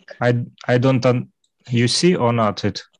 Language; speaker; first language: English; non-native, learner; Russian